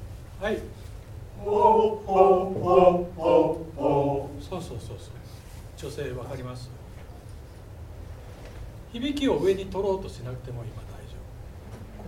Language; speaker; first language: Japanese; native; Japanese